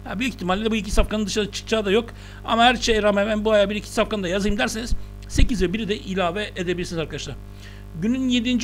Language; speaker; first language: Turkish; native; Turkish